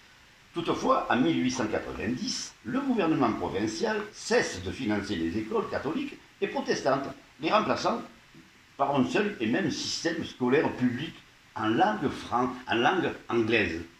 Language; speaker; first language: French; native; French